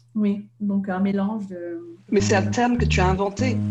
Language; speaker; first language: French; non-native, fluent; Vietnamese